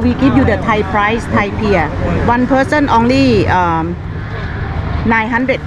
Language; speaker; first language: English; non-native, learner; Thai